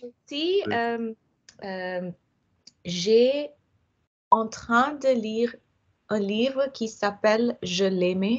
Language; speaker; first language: French; non-native, fluent; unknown